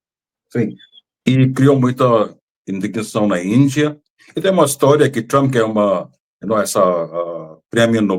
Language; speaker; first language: Portuguese; non-native, fluent; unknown